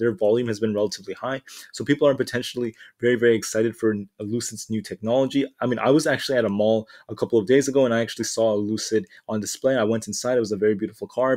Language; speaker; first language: English; native; English